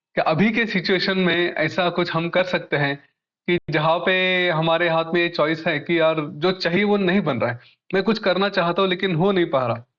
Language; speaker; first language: Hindi; non-native, local second language; Marathi